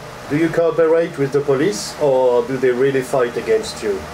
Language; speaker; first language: English; non-native, fluent; French